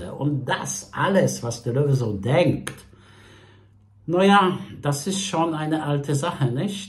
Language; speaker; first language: German; non-native, fluent; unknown